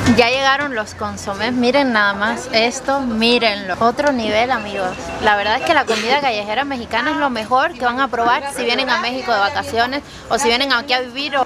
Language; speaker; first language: Spanish; native; Spanish